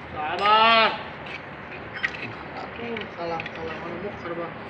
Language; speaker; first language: Arabic; non-native, learner; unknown